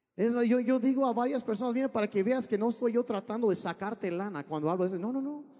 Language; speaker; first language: Spanish; early bilingual, other home language; English